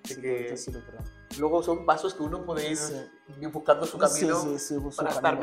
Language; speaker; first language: Spanish; native; Spanish